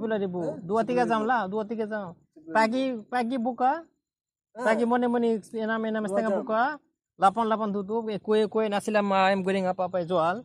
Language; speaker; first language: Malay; non-native, learner; Bangla